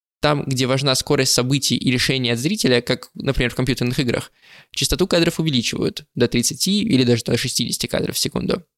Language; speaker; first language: Russian; native; Russian